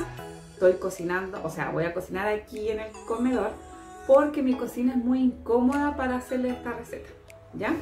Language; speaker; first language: Spanish; native; Spanish